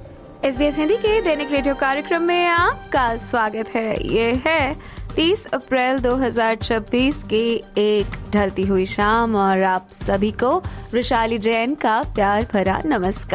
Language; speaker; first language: Hindi; native; Hindi